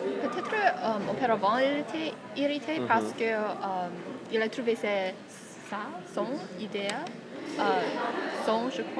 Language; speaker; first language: French; non-native, fluent; English